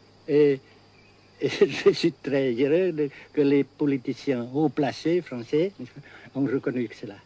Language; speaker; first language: French; non-native, local second language; Vietnamese